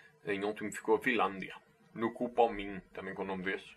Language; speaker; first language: Portuguese; native; Portuguese